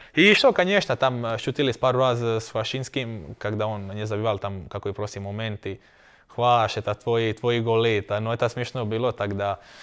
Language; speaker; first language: Russian; non-native, learner; Croatian